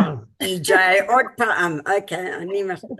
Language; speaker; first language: Hebrew; non-native, learner; English